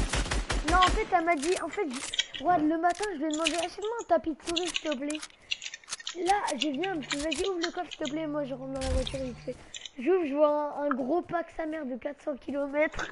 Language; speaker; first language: French; native; French